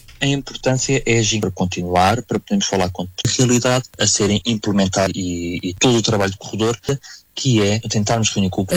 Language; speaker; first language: Portuguese; native; Portuguese